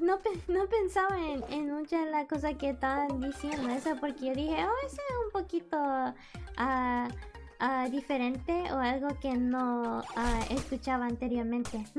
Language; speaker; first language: Spanish; early bilingual, heritage; Spanish